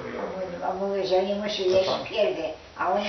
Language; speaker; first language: Polish; early bilingual, heritage; Polish